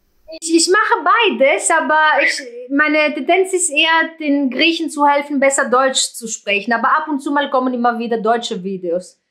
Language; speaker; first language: German; non-native, fluent; Greek